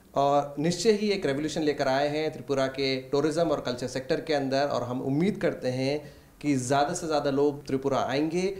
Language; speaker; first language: Hindi; native; Hindi